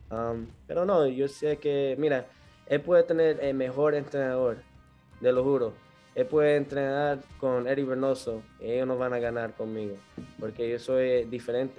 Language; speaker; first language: Spanish; early bilingual, heritage; Spanish